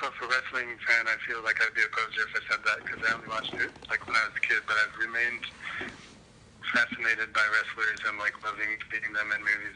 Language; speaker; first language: English; native; English